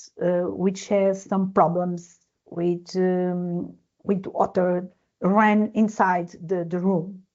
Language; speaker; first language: English; non-native, learner; Portuguese